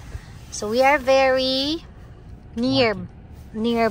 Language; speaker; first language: English; non-native, local second language; Filipino